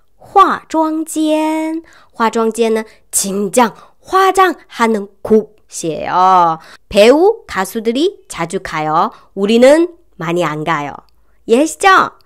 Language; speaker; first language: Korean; non-native, learner; Chinese